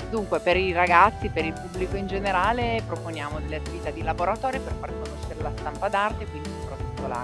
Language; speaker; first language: Italian; native; Italian